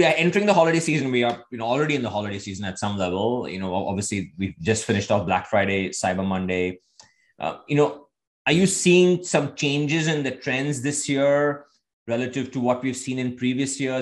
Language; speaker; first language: English; non-native, local second language; Hindi